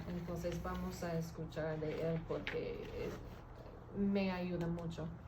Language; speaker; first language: Spanish; early bilingual, heritage; English